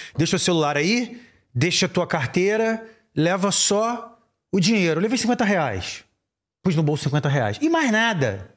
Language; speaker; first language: Portuguese; native; Portuguese